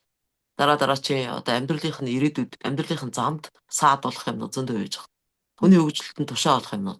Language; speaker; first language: Mongolian; native; Mongolian